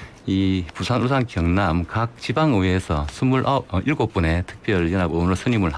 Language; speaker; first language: Korean; native; Korean